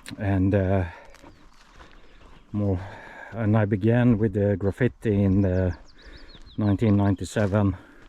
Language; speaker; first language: English; non-native, fluent; Swedish